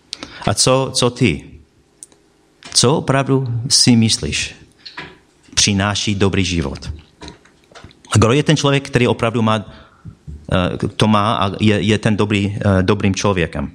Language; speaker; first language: Czech; non-native, fluent; English